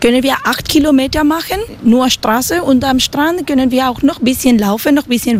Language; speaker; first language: German; non-native, learner; Spanish